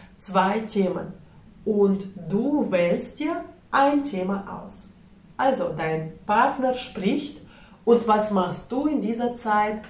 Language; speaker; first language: German; non-native, fluent; Russian